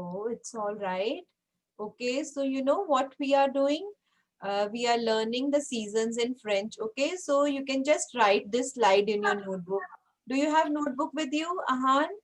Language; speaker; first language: English; non-native, local second language; Hindi